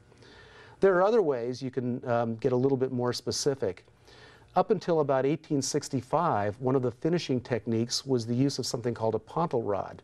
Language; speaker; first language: English; native; English